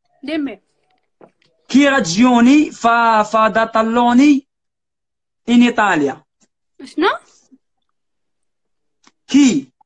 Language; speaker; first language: Italian; non-native, learner; Arabic